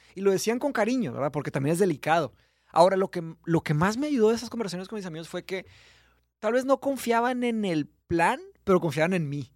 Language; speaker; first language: Spanish; early bilingual, other home language; Portuguese